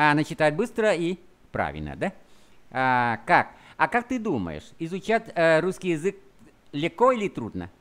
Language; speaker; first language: Russian; non-native, fluent; Vietnamese